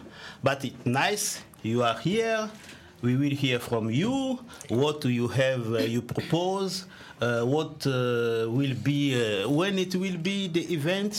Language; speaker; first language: English; non-native, learner; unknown